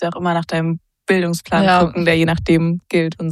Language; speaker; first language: German; native; German